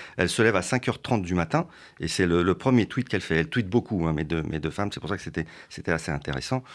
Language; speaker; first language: French; early bilingual, other home language; Russian